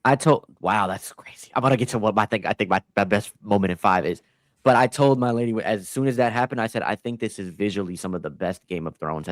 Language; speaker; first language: English; native; English